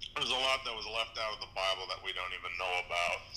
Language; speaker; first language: English; native; English